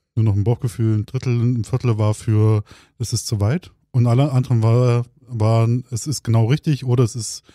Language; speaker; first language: German; native; German